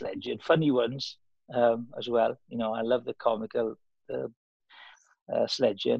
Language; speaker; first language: English; native; English